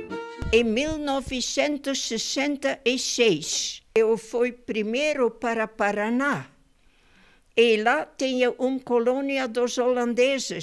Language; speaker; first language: Portuguese; non-native, fluent; Dutch